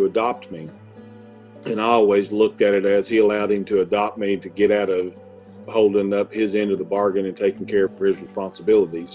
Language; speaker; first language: English; native; English